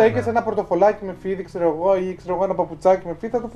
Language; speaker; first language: Greek; native; Greek